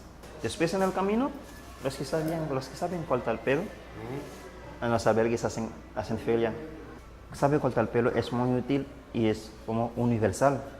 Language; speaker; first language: Spanish; non-native, learner; Haitian Creole